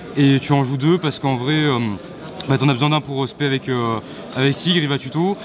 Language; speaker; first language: French; native; French